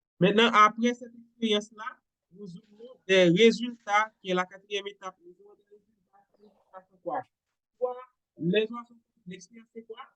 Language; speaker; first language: French; non-native, local second language; Haitian Creole